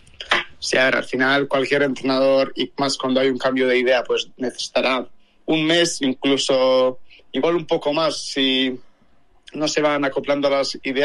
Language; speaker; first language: Spanish; native; Spanish